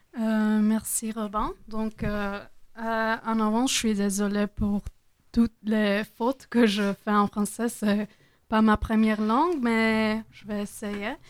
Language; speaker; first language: French; non-native, learner; Croatian